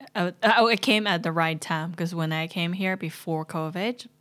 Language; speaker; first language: English; non-native, fluent; Chinese